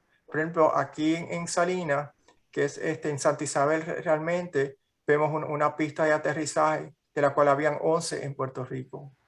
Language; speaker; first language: Spanish; native; Spanish